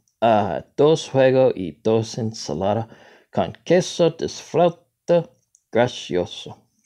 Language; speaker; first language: Spanish; non-native, learner; English